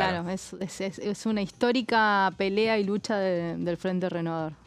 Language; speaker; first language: Spanish; native; Spanish